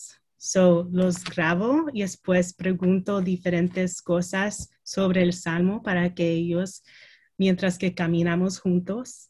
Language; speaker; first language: Spanish; early bilingual, heritage; Spanish